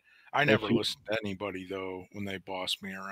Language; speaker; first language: English; native; English